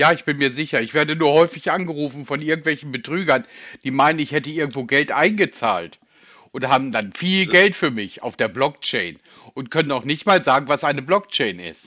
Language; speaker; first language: German; native; German